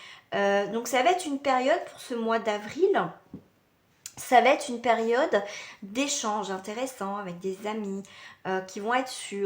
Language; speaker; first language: French; native; French